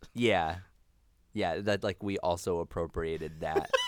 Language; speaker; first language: English; native; English